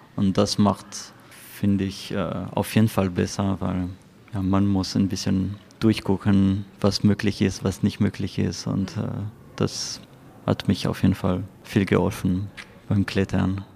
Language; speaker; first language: German; non-native, fluent; French